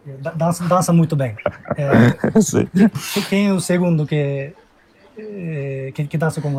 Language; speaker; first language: Portuguese; non-native, fluent; Turkish